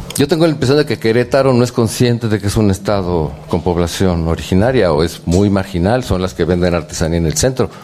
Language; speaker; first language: Spanish; native; Spanish